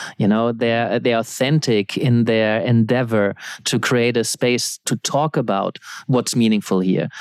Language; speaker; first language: English; non-native, fluent; German